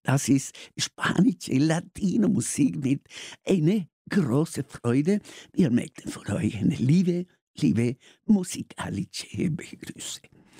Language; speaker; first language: German; non-native, learner; Spanish